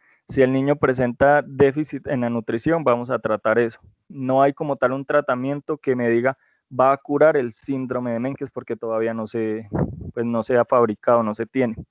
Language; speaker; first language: Spanish; native; Spanish